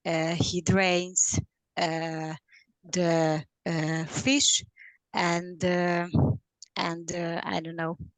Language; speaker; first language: English; non-native, learner; Hungarian